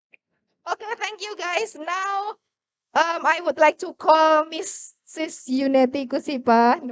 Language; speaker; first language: English; non-native, learner; Indonesian